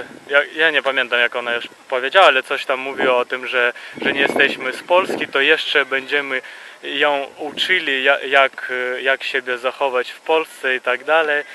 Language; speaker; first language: Polish; non-native, fluent; Russian